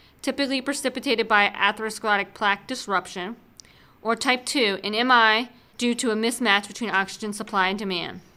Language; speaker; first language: English; native; English